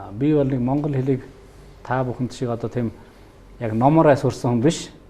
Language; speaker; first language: Mongolian; native; Mongolian